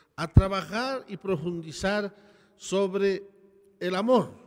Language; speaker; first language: Spanish; native; Spanish